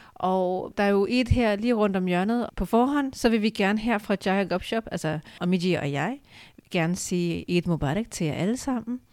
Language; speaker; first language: Danish; early bilingual, other home language; Urdu